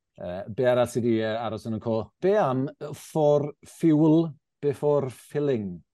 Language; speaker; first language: Welsh; native; Welsh